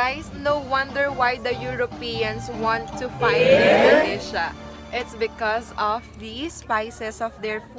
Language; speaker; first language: English; non-native, local second language; Filipino